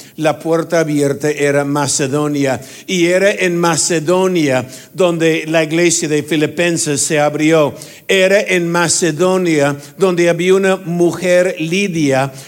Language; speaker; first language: Spanish; non-native, fluent; English